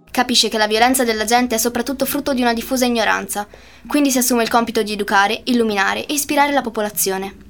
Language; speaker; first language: Italian; native; Italian